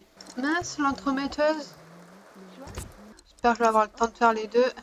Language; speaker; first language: French; native; French